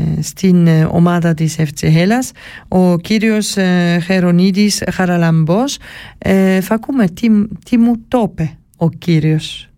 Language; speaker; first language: Greek; early bilingual, heritage; Greek